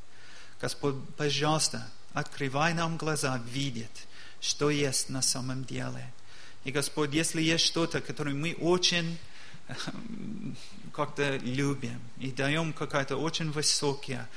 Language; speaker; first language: Russian; non-native, learner; English